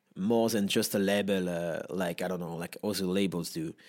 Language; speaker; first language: English; non-native, fluent; French